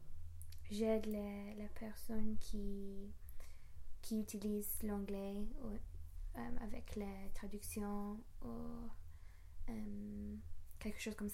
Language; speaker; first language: French; non-native, learner; English